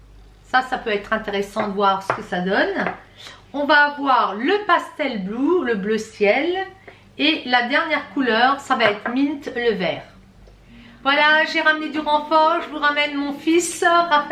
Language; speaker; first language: French; native; French